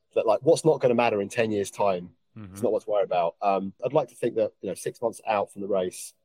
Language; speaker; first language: English; native; English